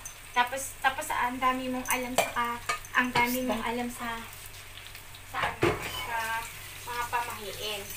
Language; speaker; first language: Filipino; non-native, local second language; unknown